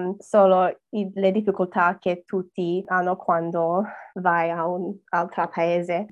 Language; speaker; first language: Italian; non-native, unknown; English